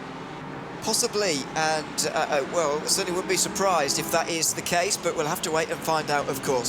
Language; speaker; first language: English; native; English